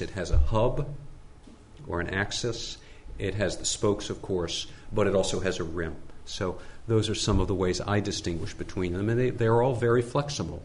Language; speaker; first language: English; native; English